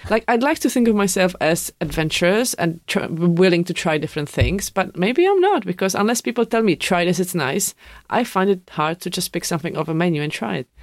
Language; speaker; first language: English; non-native, fluent; Czech